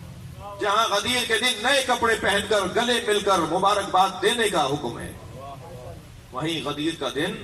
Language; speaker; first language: Urdu; native; Urdu